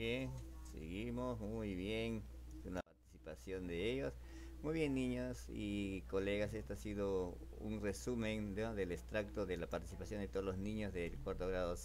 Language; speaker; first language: Spanish; native; Spanish